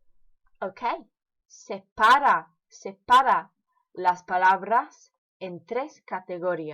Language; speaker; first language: Spanish; non-native, fluent; English